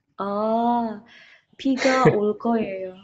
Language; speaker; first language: Korean; non-native, learner; Indonesian